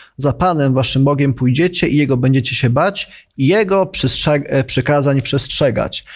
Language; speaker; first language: Polish; native; Polish